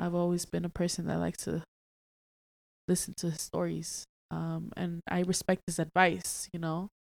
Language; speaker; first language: English; early bilingual, other home language; Spanish